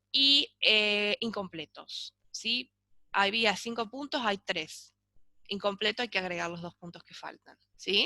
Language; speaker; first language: Spanish; native; Spanish